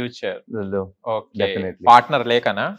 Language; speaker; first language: Telugu; native; Telugu